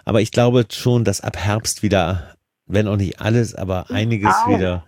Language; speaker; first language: German; native; German